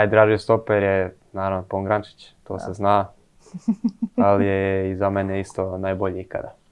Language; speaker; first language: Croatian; early bilingual, heritage; Croatian